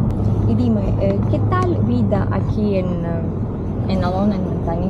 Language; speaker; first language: Spanish; non-native, learner; Russian